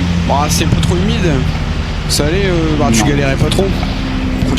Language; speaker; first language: French; native; French